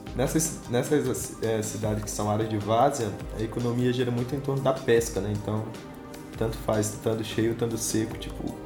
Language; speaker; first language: Portuguese; native; Portuguese